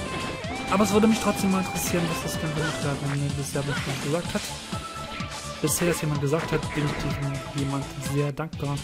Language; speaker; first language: German; native; German